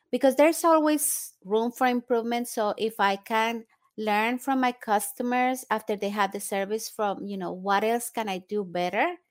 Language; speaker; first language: English; non-native, fluent; Spanish